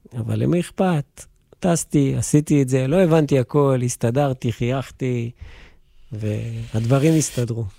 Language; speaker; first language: Hebrew; native; Hebrew